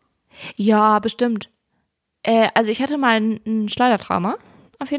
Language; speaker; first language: German; native; German